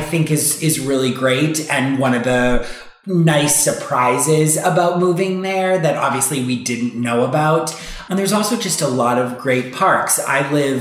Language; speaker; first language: English; native; English